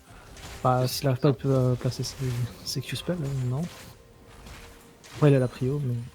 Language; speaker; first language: French; native; French